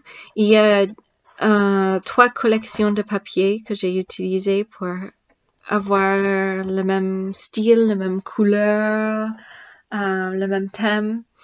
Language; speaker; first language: French; non-native, learner; English